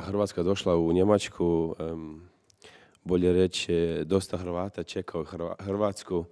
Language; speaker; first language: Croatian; early bilingual, heritage; Croatian